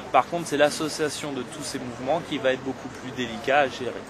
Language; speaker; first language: French; native; French